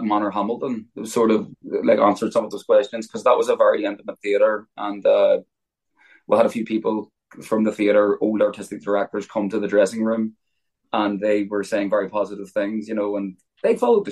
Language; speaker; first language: English; native; English